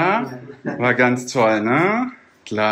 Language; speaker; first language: German; native; German